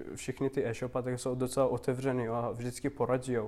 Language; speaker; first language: Czech; non-native, fluent; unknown